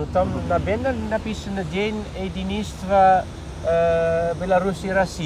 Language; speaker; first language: Russian; non-native, fluent; Dutch